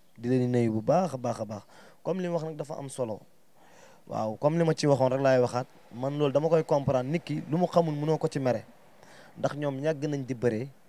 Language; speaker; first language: Wolof; native; Wolof